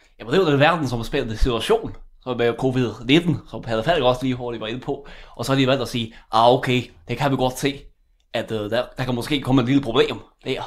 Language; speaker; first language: Danish; native; Danish